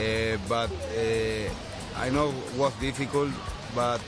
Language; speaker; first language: English; non-native, learner; Spanish